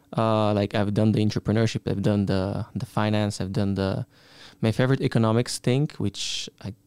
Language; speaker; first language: English; non-native, fluent; Bulgarian